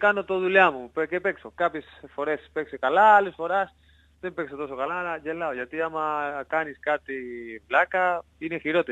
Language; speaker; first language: Greek; non-native, learner; Spanish